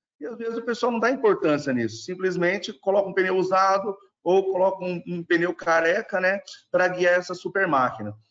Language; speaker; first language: Portuguese; non-native, fluent; German